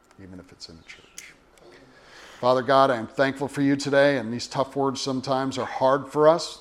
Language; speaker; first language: English; native; English